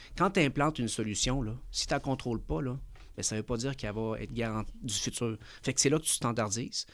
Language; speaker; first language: French; early bilingual, other home language; Spanish